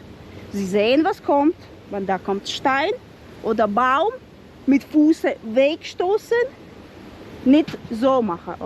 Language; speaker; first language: German; non-native, learner; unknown